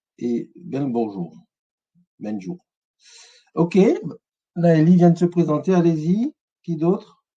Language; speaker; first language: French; non-native, local second language; Ewe